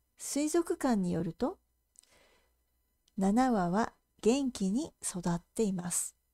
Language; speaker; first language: Japanese; native; Japanese